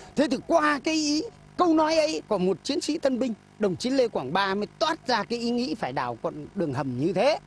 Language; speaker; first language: Vietnamese; native; Vietnamese